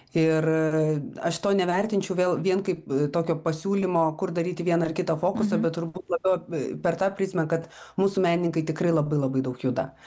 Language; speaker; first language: Lithuanian; native; Lithuanian